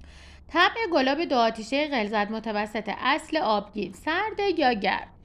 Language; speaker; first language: Persian; native; Persian